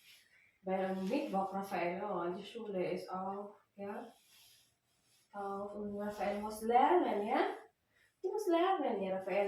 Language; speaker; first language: German; non-native, learner; Filipino